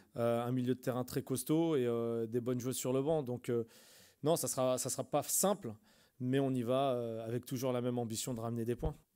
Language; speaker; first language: French; native; French